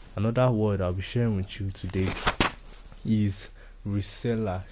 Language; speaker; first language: English; non-native, local second language; Yoruba